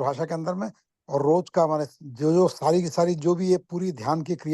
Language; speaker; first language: Hindi; native; Hindi